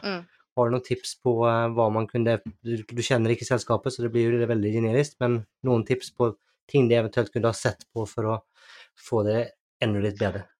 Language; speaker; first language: Norwegian; native; Norwegian